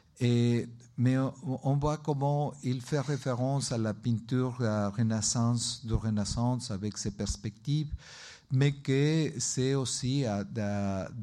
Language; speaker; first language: French; non-native, learner; Spanish